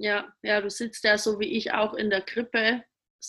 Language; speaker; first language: German; native; German